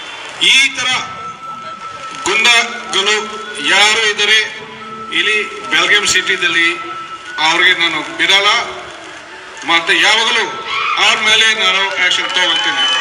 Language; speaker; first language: Kannada; non-native, local second language; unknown